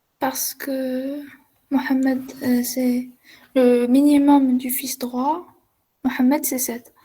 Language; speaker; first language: French; non-native, local second language; Arabic